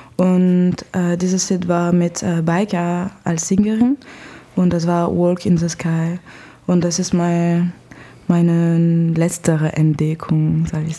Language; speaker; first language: German; non-native, fluent; French